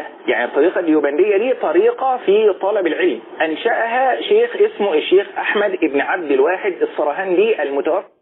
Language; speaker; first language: Arabic; native; Arabic